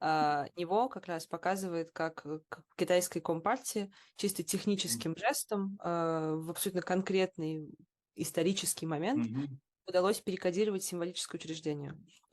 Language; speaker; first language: Russian; native; Russian